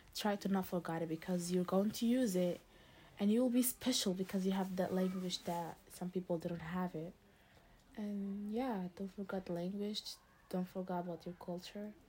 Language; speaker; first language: English; early bilingual, other home language; Arabic